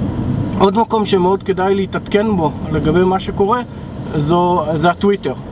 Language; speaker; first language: Hebrew; native; Hebrew